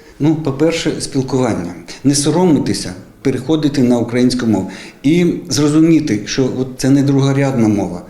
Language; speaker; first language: Ukrainian; non-native, local second language; Russian